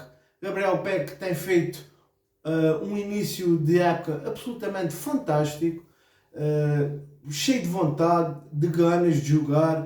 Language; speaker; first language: Portuguese; native; Portuguese